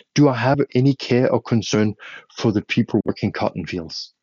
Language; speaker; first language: English; non-native, fluent; Danish